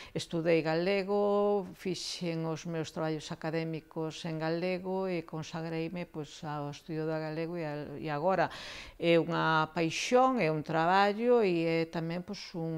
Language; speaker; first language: Galician; non-native, local second language; Spanish